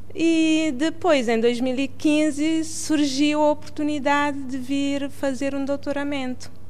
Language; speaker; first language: Portuguese; non-native, local second language; Kabuverdianu